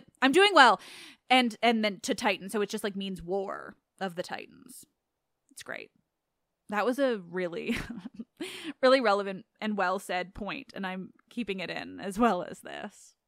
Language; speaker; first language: English; native; English